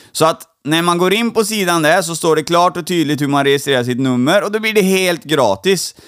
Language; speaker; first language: Swedish; native; Swedish